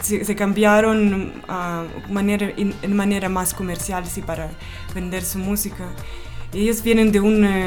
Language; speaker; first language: Spanish; non-native, fluent; Russian